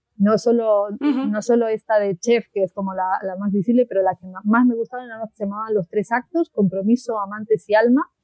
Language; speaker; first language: Spanish; native; Spanish